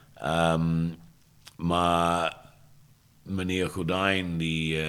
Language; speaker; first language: Dutch; non-native, fluent; English